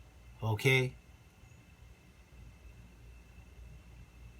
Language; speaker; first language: English; native; English